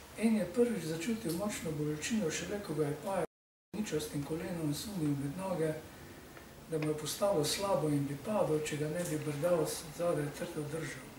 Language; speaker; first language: Slovenian; native; Slovenian